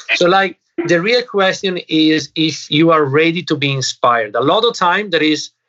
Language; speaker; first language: English; non-native, fluent; Italian